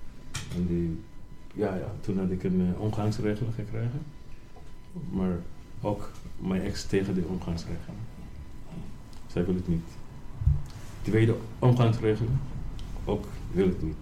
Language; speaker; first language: Dutch; non-native, learner; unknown